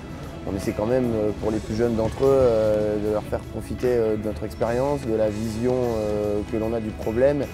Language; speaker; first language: French; native; French